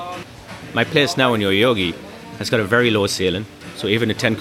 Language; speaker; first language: English; native; English